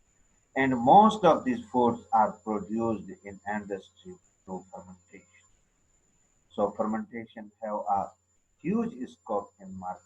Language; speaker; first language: English; non-native, local second language; Urdu